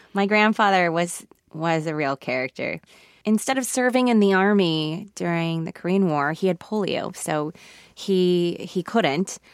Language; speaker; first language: English; early bilingual, other home language; Korean